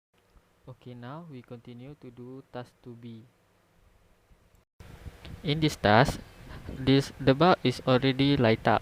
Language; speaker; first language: English; non-native, local second language; Malay